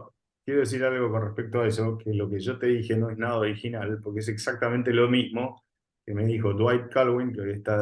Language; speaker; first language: Spanish; native; Spanish